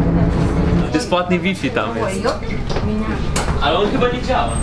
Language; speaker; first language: Polish; non-native, learner; Russian